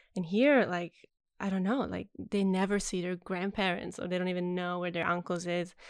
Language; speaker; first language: English; non-native, fluent; Italian